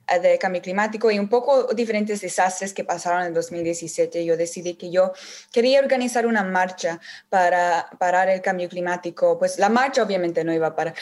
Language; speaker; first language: Spanish; early bilingual, heritage; Spanish